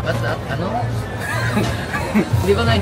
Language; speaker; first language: Filipino; non-native, learner; Japanese